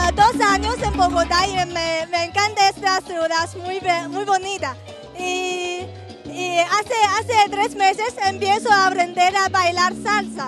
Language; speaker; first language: Spanish; non-native, learner; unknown